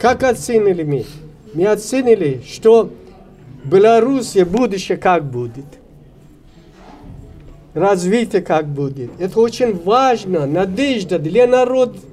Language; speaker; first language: Russian; non-native, learner; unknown